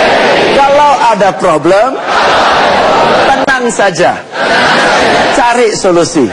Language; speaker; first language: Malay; non-native, local second language; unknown